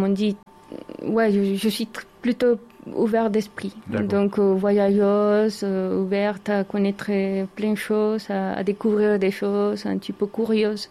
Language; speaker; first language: French; non-native, learner; Spanish